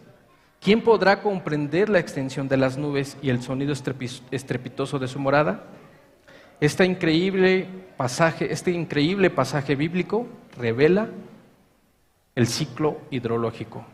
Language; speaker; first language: Spanish; native; Spanish